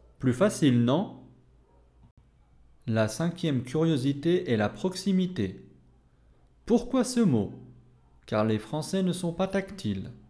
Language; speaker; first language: French; native; French